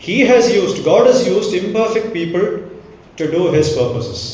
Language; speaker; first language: English; non-native, local second language; Malayalam